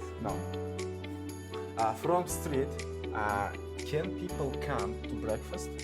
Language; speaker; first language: English; non-native, local second language; Uzbek